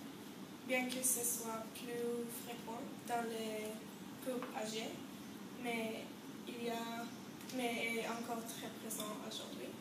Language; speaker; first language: French; non-native, learner; English